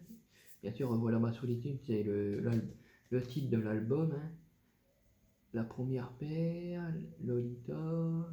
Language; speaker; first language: French; native; French